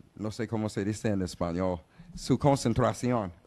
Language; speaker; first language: Spanish; non-native, learner; English